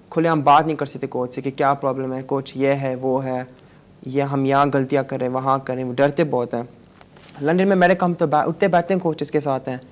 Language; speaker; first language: Urdu; native; Urdu